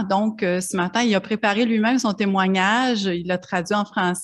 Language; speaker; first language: French; native; French